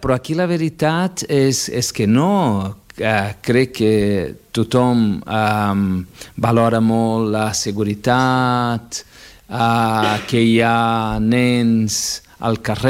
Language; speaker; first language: Catalan; non-native, fluent; Portuguese